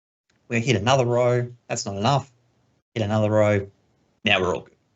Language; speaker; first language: English; native; English